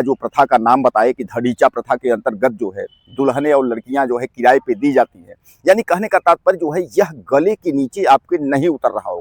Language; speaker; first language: Hindi; native; Hindi